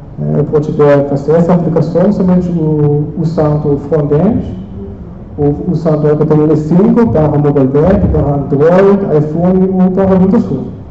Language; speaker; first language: Portuguese; non-native, fluent; German